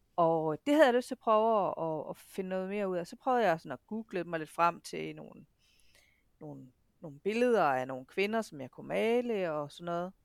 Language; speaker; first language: Danish; native; Danish